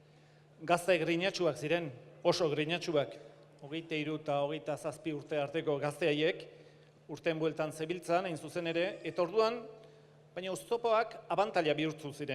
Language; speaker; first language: Basque; native; Basque